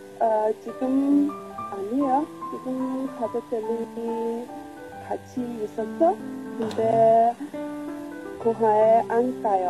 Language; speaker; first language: Korean; non-native, learner; Chinese